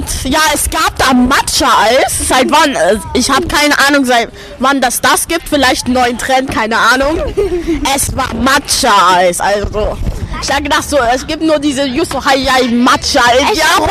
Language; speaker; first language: German; non-native, learner; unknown